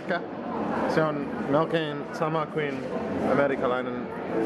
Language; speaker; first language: Finnish; non-native, learner; English